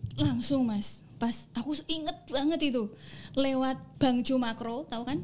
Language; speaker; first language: Indonesian; native; Indonesian